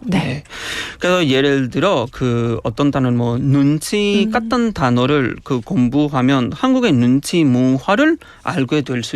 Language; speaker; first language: Korean; non-native, fluent; Spanish